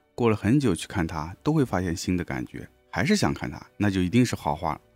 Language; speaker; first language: Chinese; native; Chinese